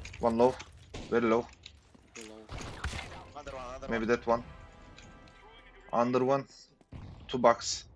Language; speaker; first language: English; non-native, learner; Turkish